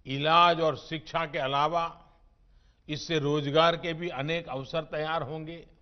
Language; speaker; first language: Hindi; non-native, local second language; Gujarati